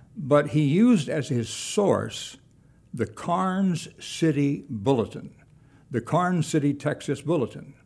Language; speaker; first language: English; native; English